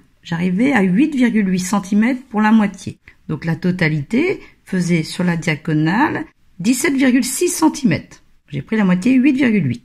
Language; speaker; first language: French; native; French